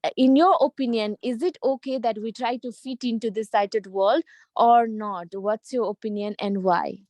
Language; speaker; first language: English; non-native, local second language; Nepali